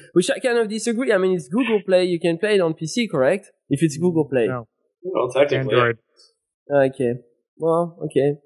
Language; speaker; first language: English; non-native, fluent; French